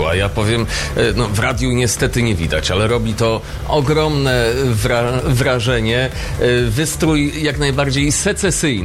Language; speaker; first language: Polish; native; Polish